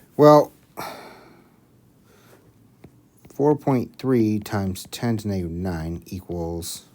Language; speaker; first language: English; native; English